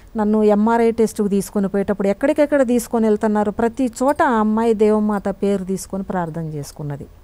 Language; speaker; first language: Telugu; native; Telugu